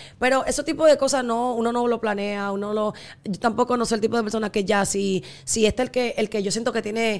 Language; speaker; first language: Spanish; early bilingual, heritage; Spanish